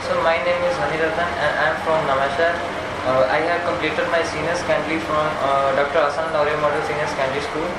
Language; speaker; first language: English; non-native, learner; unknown